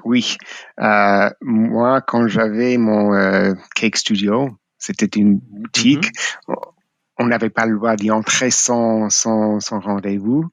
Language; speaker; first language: French; non-native, fluent; English